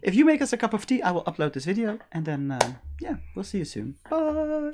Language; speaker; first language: English; non-native, fluent; Dutch